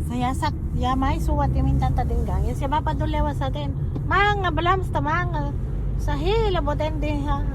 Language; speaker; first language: Danish; non-native, learner; Filipino